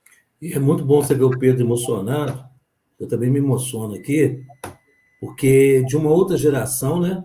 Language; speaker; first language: Portuguese; native; Portuguese